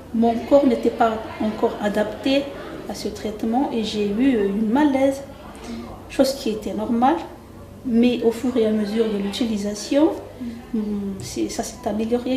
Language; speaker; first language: French; non-native, local second language; Malagasy